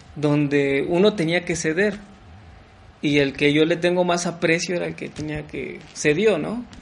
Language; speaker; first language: Spanish; early bilingual, heritage; French